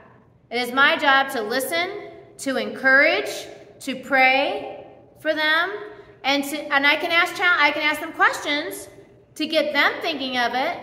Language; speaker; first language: English; native; English